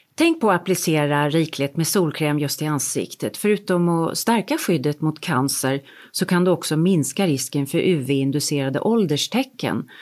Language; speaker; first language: Swedish; native; Swedish